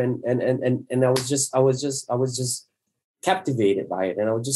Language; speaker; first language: English; non-native, local second language; Malay